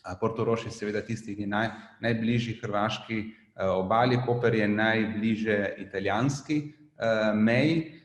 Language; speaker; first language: Slovenian; native; Slovenian